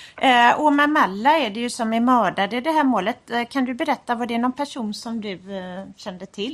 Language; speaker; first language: Swedish; native; Swedish